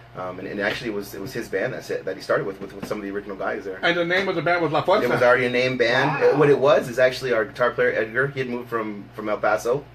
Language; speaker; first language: English; native; English